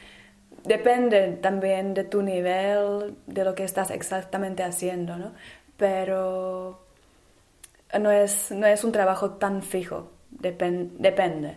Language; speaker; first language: Spanish; non-native, fluent; Czech